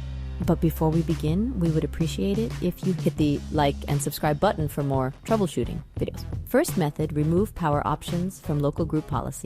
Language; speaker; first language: English; non-native, local second language; Filipino